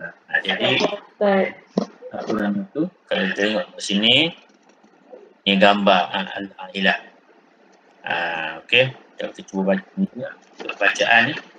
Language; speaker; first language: Malay; native; Malay